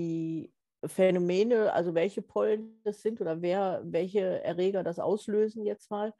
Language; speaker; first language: German; native; German